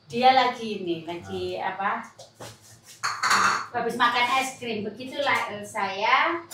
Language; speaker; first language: Indonesian; non-native, local second language; Javanese